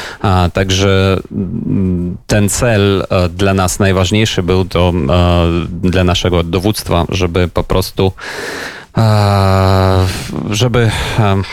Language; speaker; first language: Polish; non-native, fluent; Ukrainian